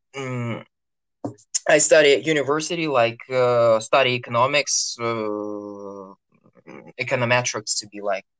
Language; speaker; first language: English; non-native, fluent; Russian